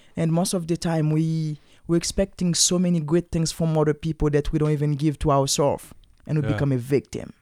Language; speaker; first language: English; non-native, fluent; Haitian Creole